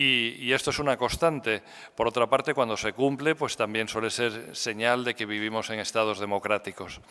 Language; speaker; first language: Spanish; native; Spanish